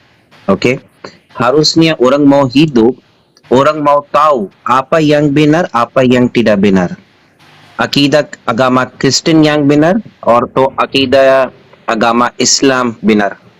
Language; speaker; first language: Indonesian; non-native, learner; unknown